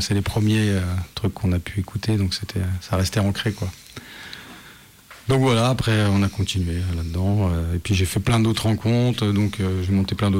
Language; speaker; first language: French; native; French